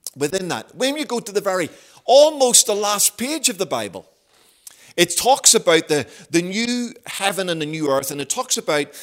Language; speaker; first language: English; native; English